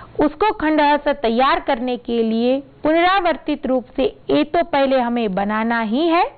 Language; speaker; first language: Hindi; non-native, local second language; Gujarati